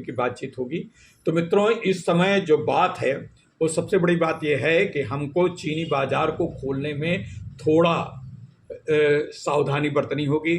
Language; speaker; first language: Hindi; native; Hindi